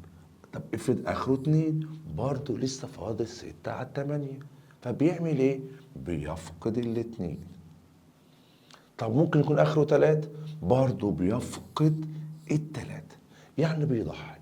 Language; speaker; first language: Arabic; native; Arabic